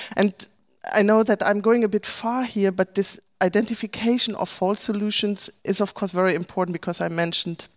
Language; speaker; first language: English; non-native, fluent; German